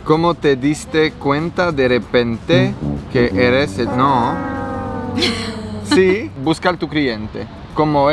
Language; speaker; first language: Spanish; non-native, learner; French